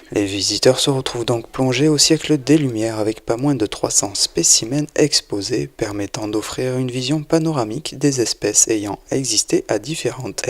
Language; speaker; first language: French; native; French